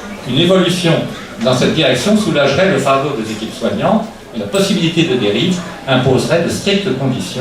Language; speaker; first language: French; native; French